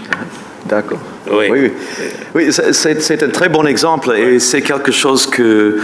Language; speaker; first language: French; non-native, fluent; English